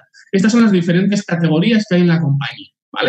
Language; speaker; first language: Spanish; native; Spanish